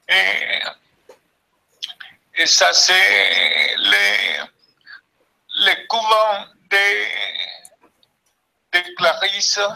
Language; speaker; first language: French; non-native, fluent; Spanish